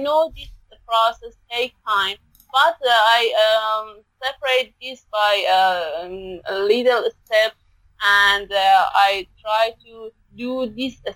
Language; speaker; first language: English; non-native, learner; Persian